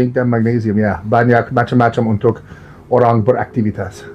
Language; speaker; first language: Indonesian; non-native, learner; English